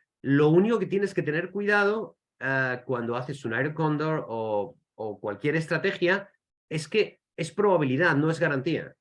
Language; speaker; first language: Spanish; native; Spanish